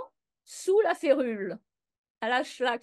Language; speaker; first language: French; native; French